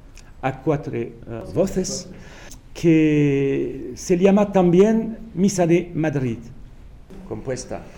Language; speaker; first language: Spanish; non-native, fluent; French